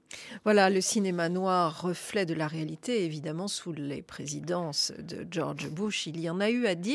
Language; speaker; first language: French; native; French